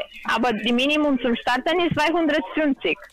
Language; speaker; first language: German; non-native, learner; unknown